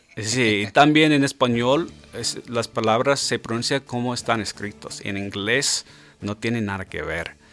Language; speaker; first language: Spanish; non-native, fluent; English